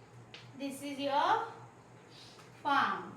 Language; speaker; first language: English; non-native, local second language; Marathi